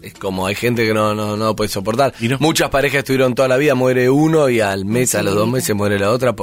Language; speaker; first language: Spanish; native; Spanish